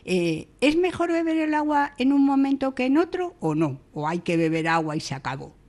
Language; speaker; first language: Spanish; native; Spanish